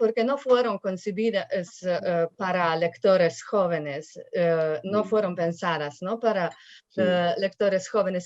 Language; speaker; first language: Spanish; non-native, fluent; Slovenian